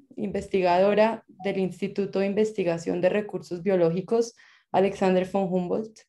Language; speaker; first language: Spanish; native; Spanish